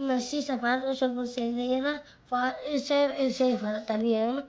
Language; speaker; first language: Portuguese; early bilingual, other home language; Italian